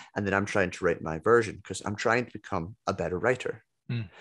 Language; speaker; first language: English; native; English